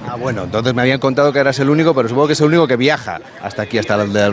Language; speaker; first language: Spanish; native; Spanish